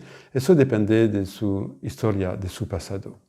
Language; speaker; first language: Spanish; non-native, fluent; French